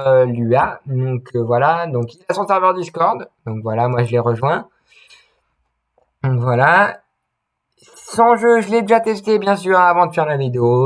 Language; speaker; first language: French; native; French